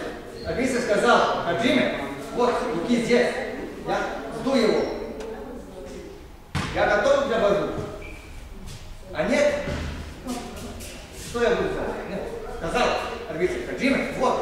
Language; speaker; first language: Russian; non-native, learner; Serbian